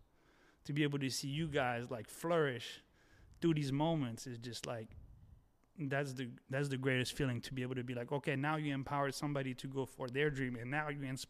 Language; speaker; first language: English; early bilingual, other home language; French